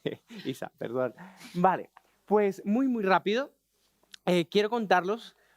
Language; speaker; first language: Spanish; native; Spanish